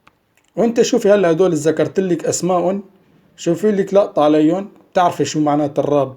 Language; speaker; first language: Arabic; native; Arabic